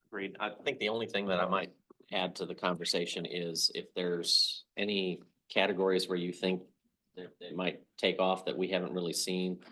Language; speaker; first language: English; native; English